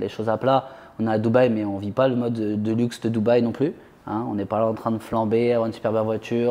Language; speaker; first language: French; native; French